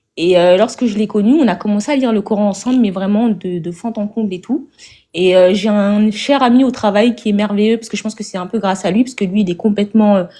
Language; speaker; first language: French; native; French